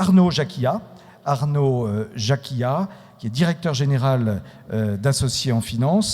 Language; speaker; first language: French; native; French